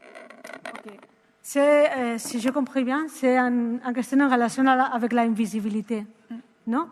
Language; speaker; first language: French; non-native, learner; Spanish